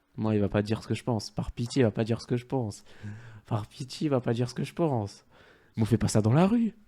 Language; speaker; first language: French; native; French